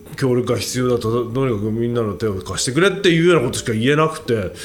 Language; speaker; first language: Japanese; native; Japanese